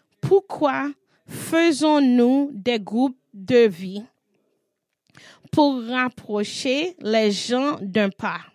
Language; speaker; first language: French; non-native, learner; English